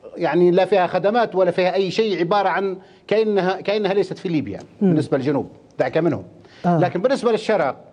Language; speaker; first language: Arabic; native; Arabic